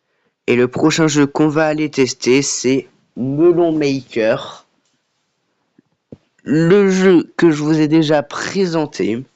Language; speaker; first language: French; native; French